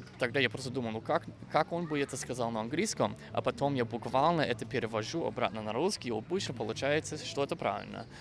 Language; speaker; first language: Russian; non-native, fluent; English